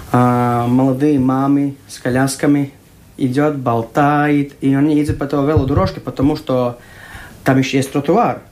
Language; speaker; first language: Russian; non-native, local second language; Latvian